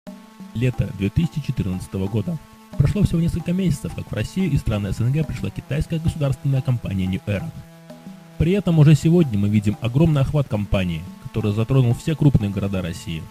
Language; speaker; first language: Russian; native; Russian